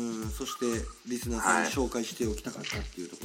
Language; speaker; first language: Japanese; native; Japanese